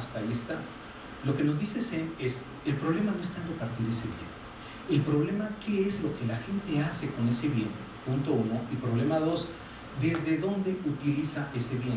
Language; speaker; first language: Spanish; native; Spanish